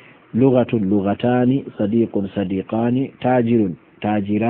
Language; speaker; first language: Arabic; non-native, fluent; Fula